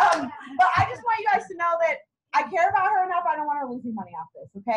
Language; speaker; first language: English; native; English